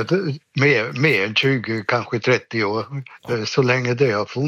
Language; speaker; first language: Swedish; non-native, fluent; German